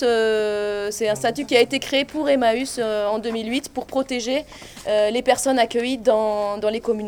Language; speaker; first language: French; native; French